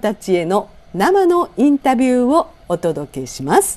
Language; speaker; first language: Japanese; native; Japanese